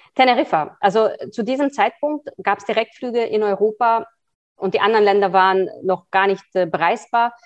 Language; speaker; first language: German; early bilingual, other home language; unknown